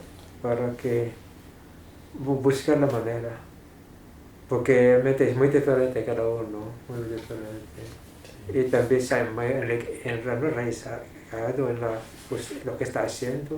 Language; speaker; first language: Spanish; non-native, fluent; English